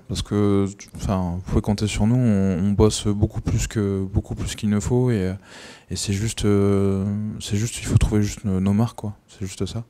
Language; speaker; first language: French; native; French